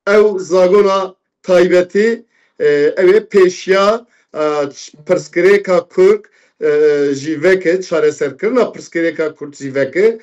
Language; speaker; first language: Kurdish; native; Kurdish